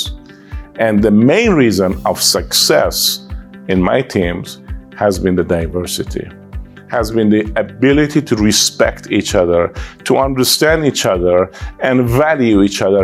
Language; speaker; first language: English; non-native, fluent; Persian